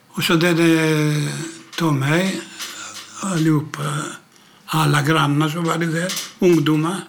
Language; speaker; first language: Swedish; non-native, learner; Greek